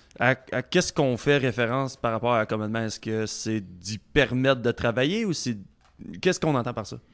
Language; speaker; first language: French; native; French